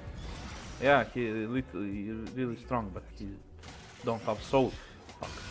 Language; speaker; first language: English; non-native, learner; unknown